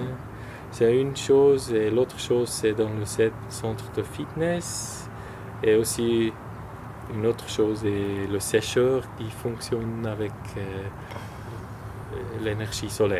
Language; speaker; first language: French; non-native, local second language; German